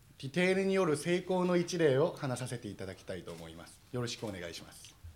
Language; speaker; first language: Japanese; non-native, fluent; Korean